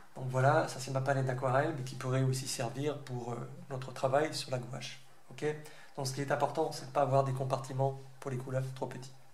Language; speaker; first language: French; native; French